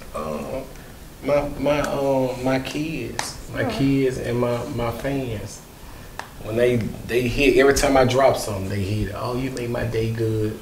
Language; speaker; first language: English; native; English